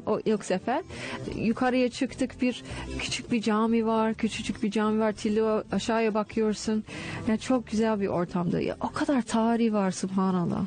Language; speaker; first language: Turkish; non-native, fluent; English